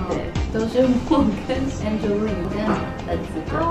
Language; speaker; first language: Chinese; native; Chinese